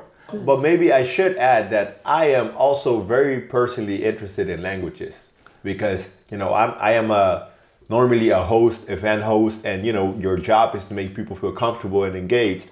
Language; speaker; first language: English; non-native, fluent; Papiamento